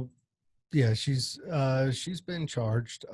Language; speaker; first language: English; native; English